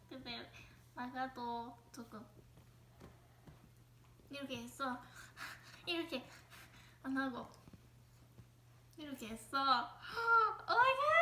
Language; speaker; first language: Korean; non-native, learner; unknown